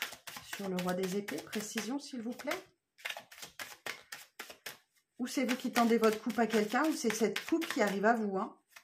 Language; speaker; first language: French; native; French